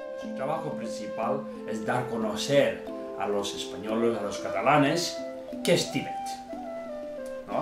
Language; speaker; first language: Spanish; non-native, learner; Tibetan